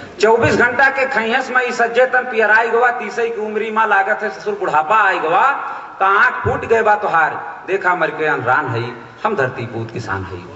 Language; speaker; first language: Hindi; native; Hindi